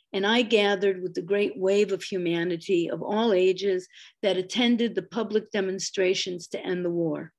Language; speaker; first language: English; native; English